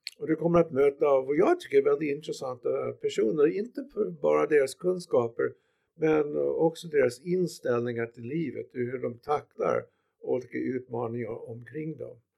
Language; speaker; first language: Swedish; non-native, fluent; English